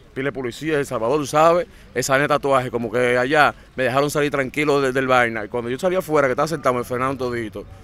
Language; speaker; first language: Spanish; native; Spanish